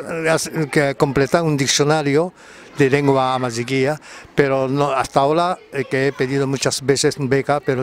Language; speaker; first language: Spanish; non-native, fluent; Japanese